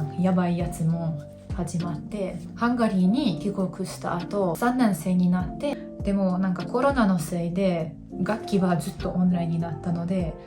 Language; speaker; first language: Japanese; non-native, fluent; Hungarian